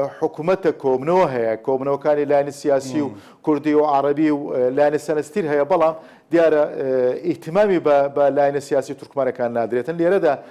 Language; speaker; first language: Central Kurdish; non-native, local second language; Turkish